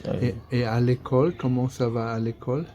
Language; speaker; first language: French; non-native, fluent; German